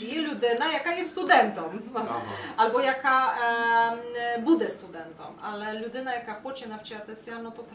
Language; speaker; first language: Ukrainian; non-native, fluent; Polish